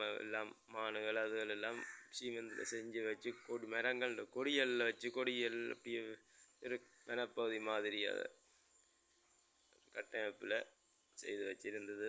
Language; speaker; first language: Tamil; native; Tamil